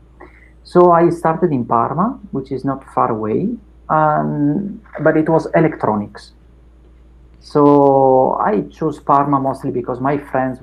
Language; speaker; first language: English; non-native, fluent; Italian